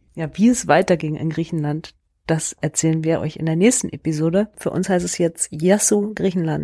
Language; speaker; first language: German; native; German